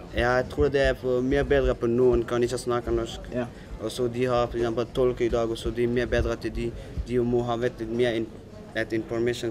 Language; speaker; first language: Norwegian; non-native, learner; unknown